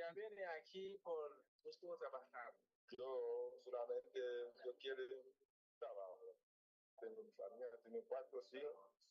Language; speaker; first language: Spanish; non-native, learner; Haitian Creole